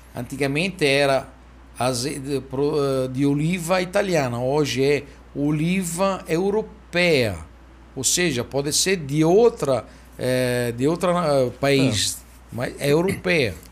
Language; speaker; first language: Portuguese; non-native, fluent; Italian